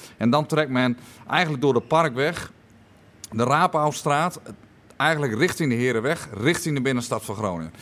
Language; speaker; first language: Dutch; native; Dutch